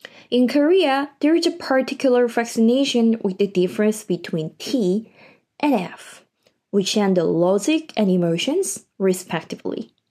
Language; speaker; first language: English; non-native, fluent; Korean